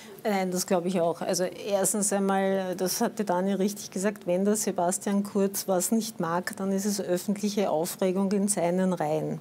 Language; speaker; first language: German; native; German